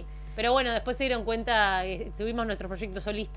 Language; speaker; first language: Spanish; native; Spanish